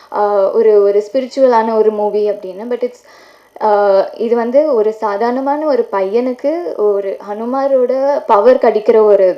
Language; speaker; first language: Tamil; non-native, fluent; Telugu